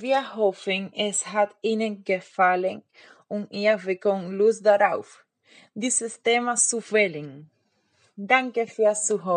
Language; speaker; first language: German; non-native, learner; Spanish